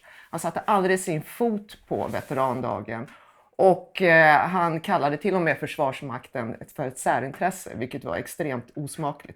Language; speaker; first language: Swedish; native; Swedish